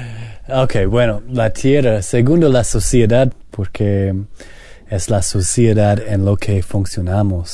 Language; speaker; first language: Spanish; non-native, learner; English